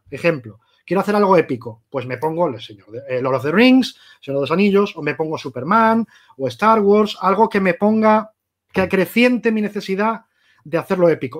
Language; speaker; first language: Spanish; native; Spanish